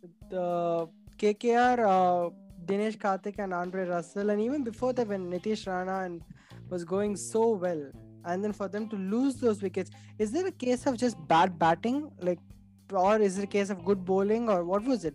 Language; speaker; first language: English; non-native, local second language; Tamil